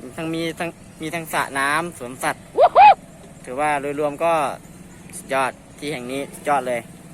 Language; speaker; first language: Thai; native; Thai